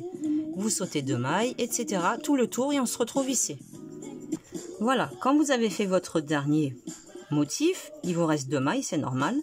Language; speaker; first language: French; native; French